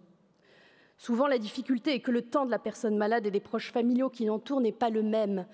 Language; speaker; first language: French; native; French